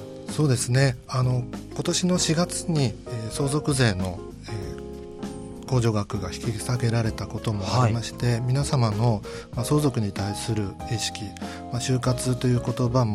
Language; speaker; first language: Japanese; native; Japanese